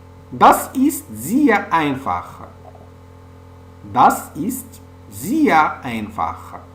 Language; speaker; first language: German; non-native, fluent; French